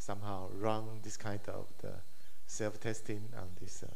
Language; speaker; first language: English; non-native, fluent; Chinese